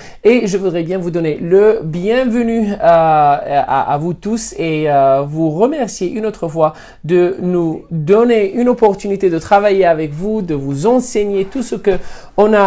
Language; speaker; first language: French; non-native, fluent; Spanish